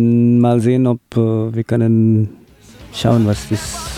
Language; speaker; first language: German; non-native, learner; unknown